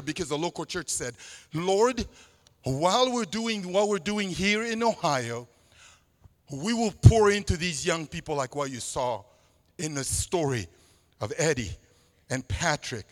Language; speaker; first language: English; non-native, fluent; Sango